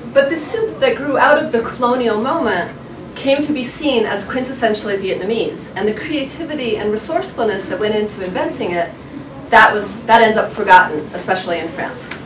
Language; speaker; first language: English; native; English